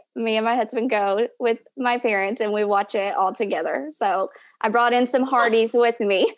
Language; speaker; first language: English; native; English